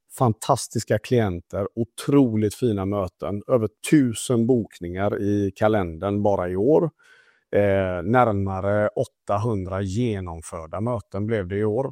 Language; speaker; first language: Swedish; early bilingual, other home language; Italian